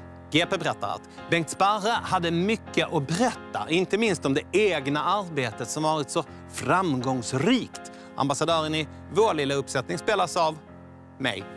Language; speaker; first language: Swedish; native; Swedish